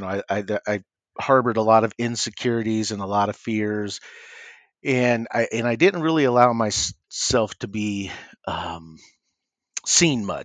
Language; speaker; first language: English; native; English